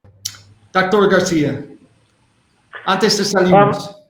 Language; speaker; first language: Spanish; non-native, learner; English